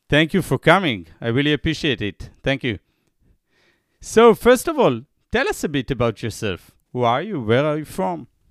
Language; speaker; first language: English; non-native, fluent; Hebrew